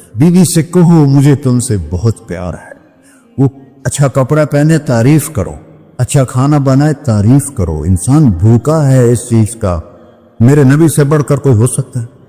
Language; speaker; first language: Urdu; non-native, local second language; Punjabi